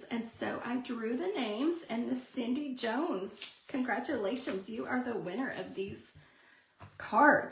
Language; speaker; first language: English; native; English